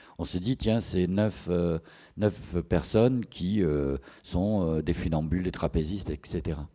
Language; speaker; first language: French; native; French